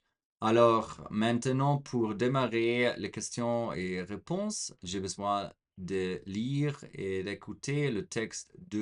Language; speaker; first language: French; non-native, fluent; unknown